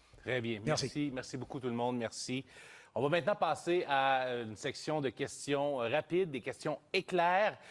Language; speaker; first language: French; native; French